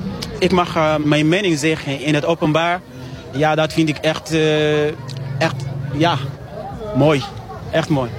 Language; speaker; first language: Dutch; non-native, fluent; Arabic